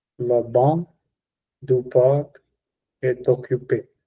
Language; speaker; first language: French; non-native, learner; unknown